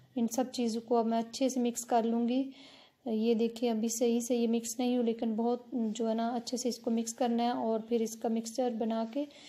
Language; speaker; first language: Urdu; native; Urdu